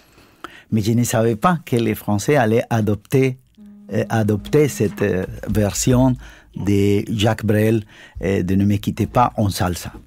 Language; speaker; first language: French; non-native, fluent; Spanish